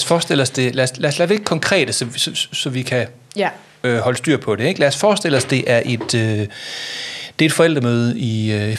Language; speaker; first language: Danish; native; Danish